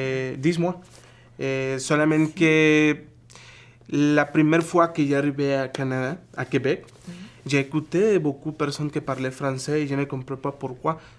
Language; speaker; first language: French; non-native, learner; Spanish